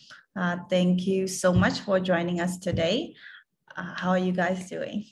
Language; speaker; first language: English; non-native, fluent; Khmer